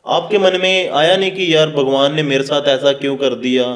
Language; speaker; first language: Hindi; non-native, local second language; Punjabi